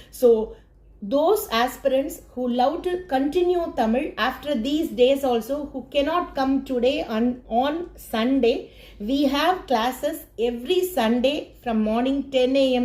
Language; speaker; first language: English; non-native, local second language; Tamil